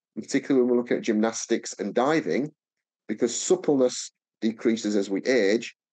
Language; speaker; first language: English; native; English